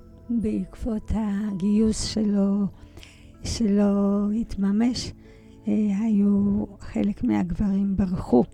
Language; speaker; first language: Hebrew; early bilingual, other home language; Polish